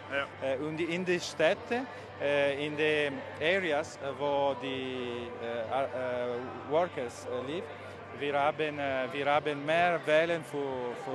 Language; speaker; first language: German; non-native, learner; Italian